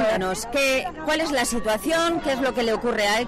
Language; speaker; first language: Spanish; native; Spanish